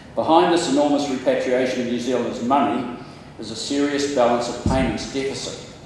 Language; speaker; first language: English; native; English